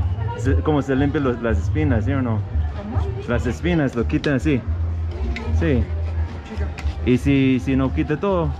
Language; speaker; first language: Spanish; non-native, learner; English